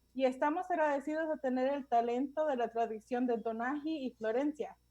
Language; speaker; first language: Spanish; early bilingual, other home language; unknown